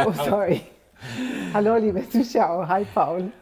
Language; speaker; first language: German; non-native, fluent; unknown